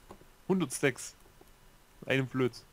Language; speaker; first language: German; native; German